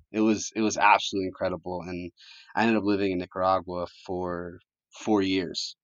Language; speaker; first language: English; early bilingual, other home language; Spanish